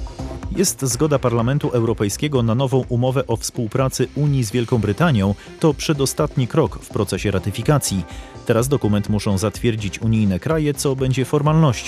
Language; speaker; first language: Polish; native; Polish